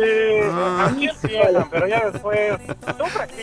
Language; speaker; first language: Spanish; native; Spanish